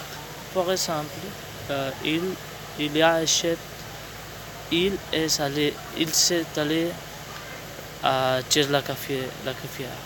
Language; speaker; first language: French; non-native, learner; Spanish